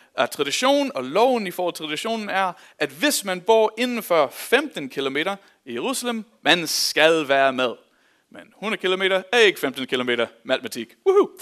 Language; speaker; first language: Danish; non-native, fluent; English